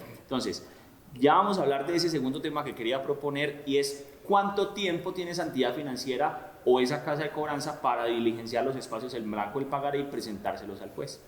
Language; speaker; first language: Spanish; native; Spanish